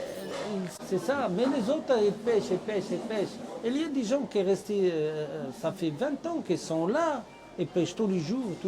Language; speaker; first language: French; non-native, learner; Arabic